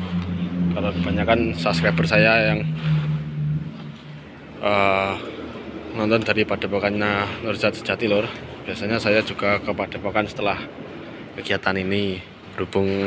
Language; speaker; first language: Indonesian; non-native, local second language; Javanese